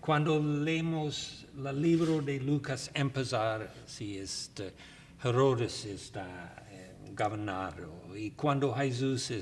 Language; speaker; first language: Spanish; non-native, learner; English